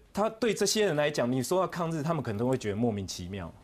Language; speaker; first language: Chinese; native; Chinese